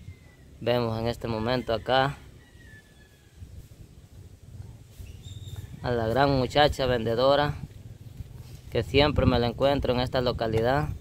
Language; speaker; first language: Spanish; native; Spanish